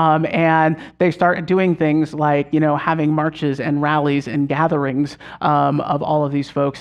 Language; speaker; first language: English; native; English